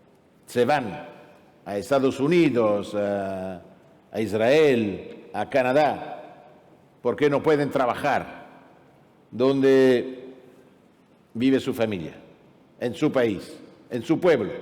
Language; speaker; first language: Spanish; non-native, fluent; Italian